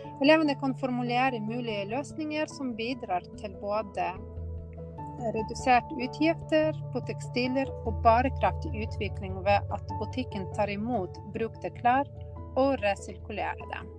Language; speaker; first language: Norwegian; non-native, fluent; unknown